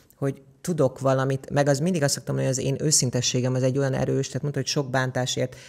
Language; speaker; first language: Hungarian; native; Hungarian